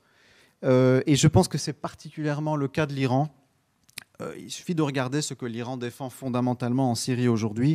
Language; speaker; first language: French; native; French